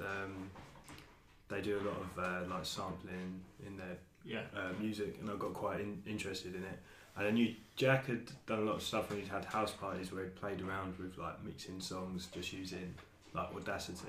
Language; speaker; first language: English; native; English